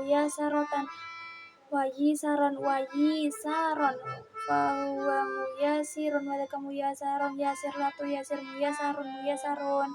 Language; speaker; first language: Arabic; non-native, learner; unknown